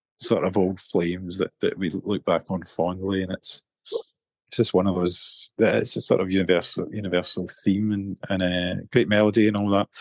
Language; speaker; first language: English; native; English